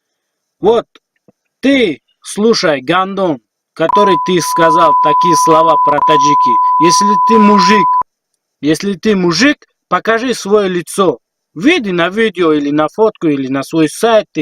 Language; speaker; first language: Russian; non-native, learner; Tajik